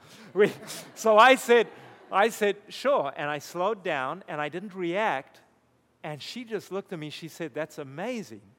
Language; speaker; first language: English; native; English